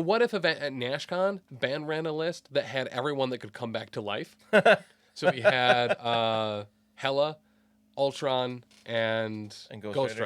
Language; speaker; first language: English; native; English